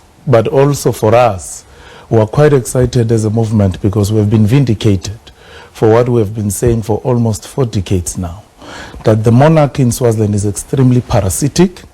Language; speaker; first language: English; non-native, local second language; Swati